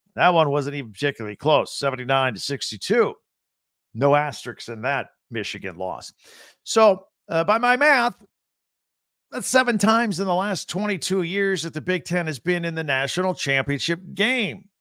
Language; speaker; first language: English; native; English